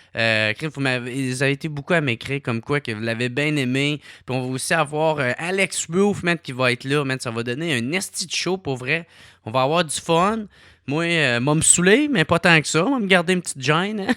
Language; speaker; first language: French; native; French